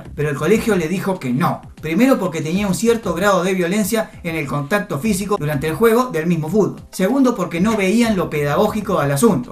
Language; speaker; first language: Spanish; native; Spanish